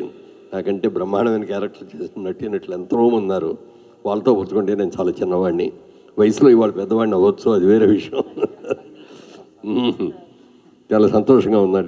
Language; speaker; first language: Telugu; native; Telugu